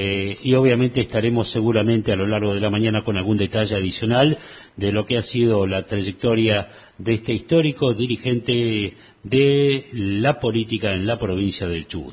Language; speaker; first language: Spanish; native; Spanish